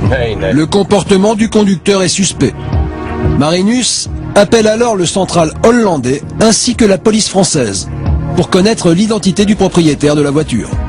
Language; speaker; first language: French; native; French